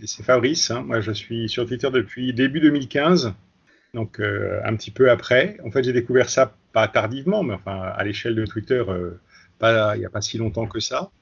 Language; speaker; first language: French; native; French